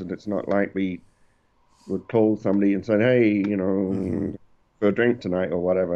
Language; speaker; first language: English; native; English